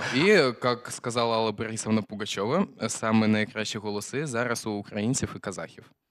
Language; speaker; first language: Ukrainian; early bilingual, heritage; Russian